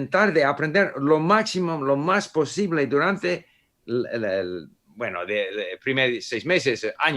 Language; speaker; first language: Spanish; non-native, fluent; English